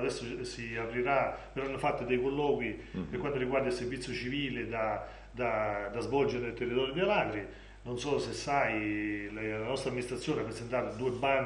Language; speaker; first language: Italian; native; Italian